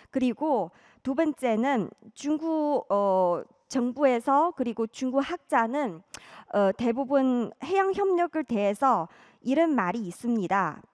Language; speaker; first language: Korean; non-native, fluent; Chinese